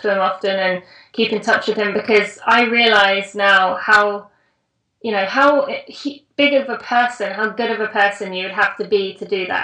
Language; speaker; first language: English; native; English